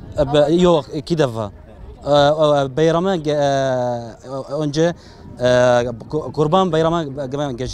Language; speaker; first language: Turkish; non-native, learner; Arabic